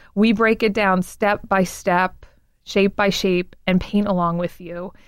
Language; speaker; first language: English; native; English